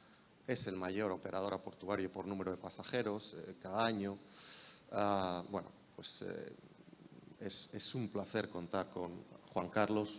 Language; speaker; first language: Spanish; native; Spanish